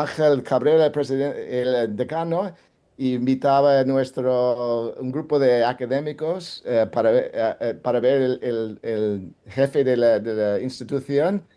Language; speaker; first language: Spanish; non-native, fluent; English